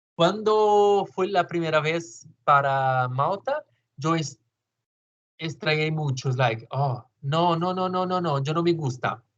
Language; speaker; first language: Spanish; non-native, learner; Portuguese